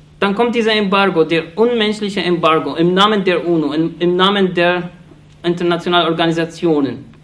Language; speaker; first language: German; non-native, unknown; Arabic